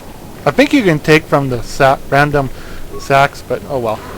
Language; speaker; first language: English; native; English